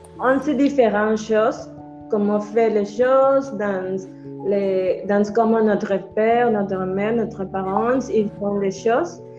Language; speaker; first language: French; non-native, learner; Spanish